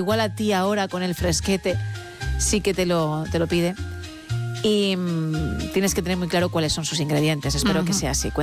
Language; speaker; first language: Spanish; native; Spanish